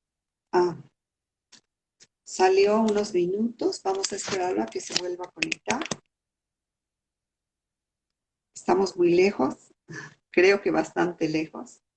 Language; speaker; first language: Spanish; native; Spanish